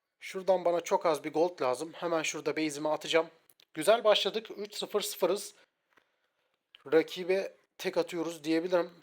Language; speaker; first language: Turkish; native; Turkish